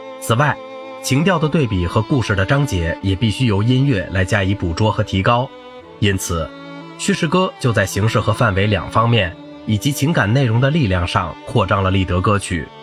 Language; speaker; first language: Chinese; native; Chinese